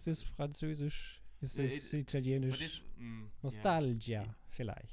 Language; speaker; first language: German; native; German